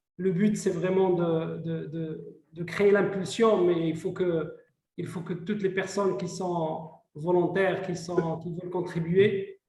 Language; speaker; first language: French; non-native, local second language; Arabic